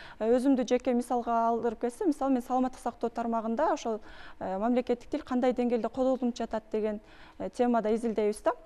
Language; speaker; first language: Kyrgyz; native; Kyrgyz